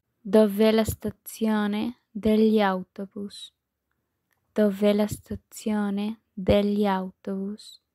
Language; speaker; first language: Italian; non-native, learner; Spanish